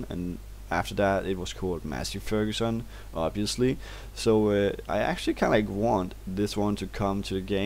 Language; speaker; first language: English; non-native, fluent; Danish